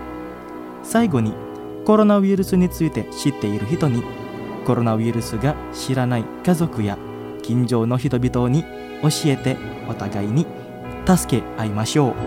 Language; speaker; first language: Japanese; non-native, fluent; Indonesian